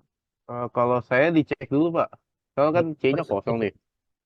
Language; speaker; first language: Indonesian; native; Indonesian